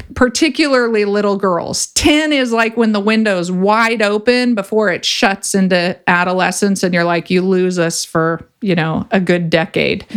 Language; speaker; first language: English; native; English